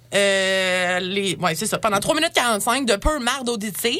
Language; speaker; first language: French; native; French